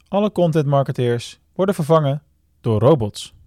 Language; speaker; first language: Dutch; native; Dutch